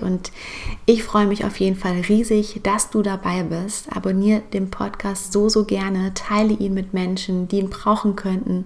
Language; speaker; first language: German; native; German